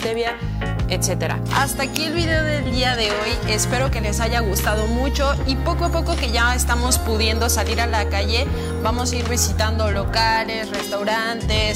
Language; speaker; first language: Spanish; native; Spanish